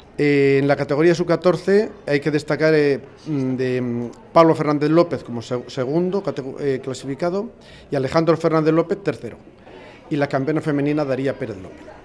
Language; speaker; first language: Spanish; native; Spanish